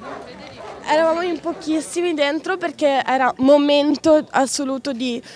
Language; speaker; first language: Italian; native; Italian